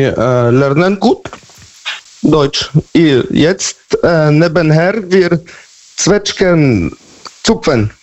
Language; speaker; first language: German; non-native, learner; Polish